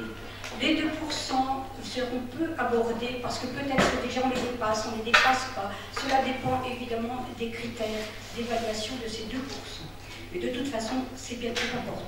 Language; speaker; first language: French; native; French